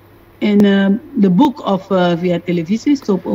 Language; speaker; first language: Dutch; non-native, local second language; Papiamento